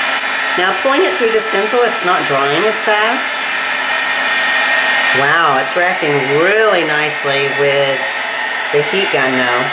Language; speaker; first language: English; native; English